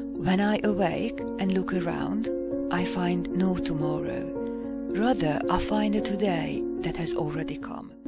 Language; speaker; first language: English; non-native, fluent; Hungarian